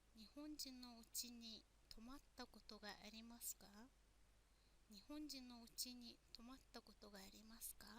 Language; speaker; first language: Japanese; non-native, fluent; Mongolian